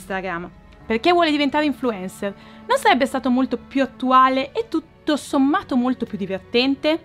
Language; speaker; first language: Italian; native; Italian